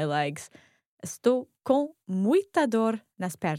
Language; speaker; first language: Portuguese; non-native, learner; English